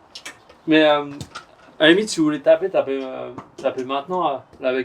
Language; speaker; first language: French; native; French